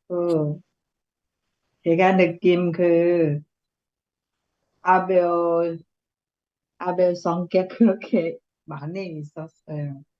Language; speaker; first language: Korean; non-native, learner; Japanese